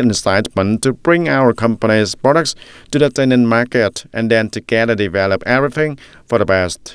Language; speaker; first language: English; non-native, fluent; Vietnamese